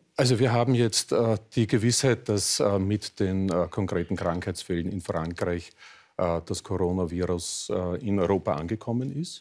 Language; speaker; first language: German; native; German